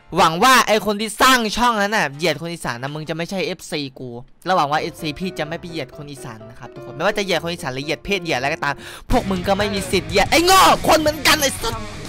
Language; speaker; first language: Thai; native; Thai